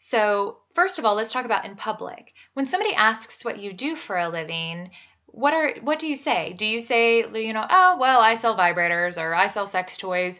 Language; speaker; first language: English; native; English